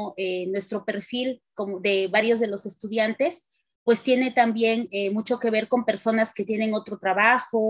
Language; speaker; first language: Spanish; native; Spanish